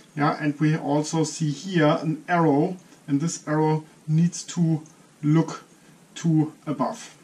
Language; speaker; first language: English; non-native, fluent; German